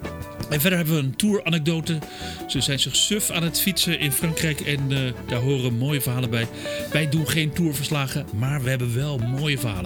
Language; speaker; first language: Dutch; native; Dutch